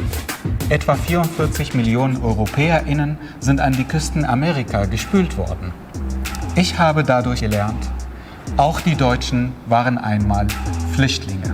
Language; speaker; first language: German; non-native, fluent; Arabic